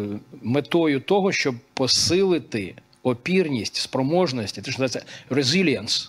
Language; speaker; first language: Ukrainian; native; Ukrainian